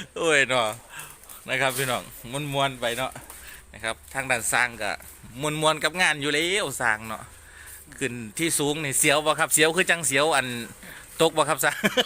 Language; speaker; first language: Thai; native; Thai